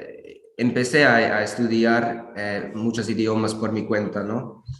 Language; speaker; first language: Spanish; non-native, learner; English